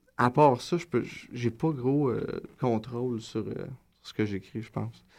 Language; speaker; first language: French; native; French